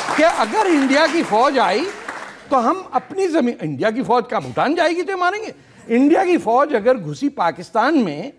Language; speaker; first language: Urdu; native; Urdu